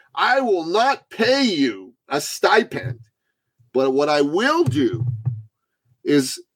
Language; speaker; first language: English; early bilingual, other home language; Persian